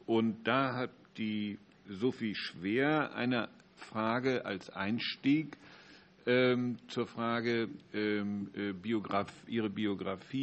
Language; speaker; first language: German; native; German